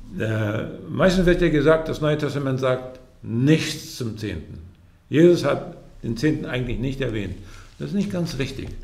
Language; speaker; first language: German; early bilingual, heritage; German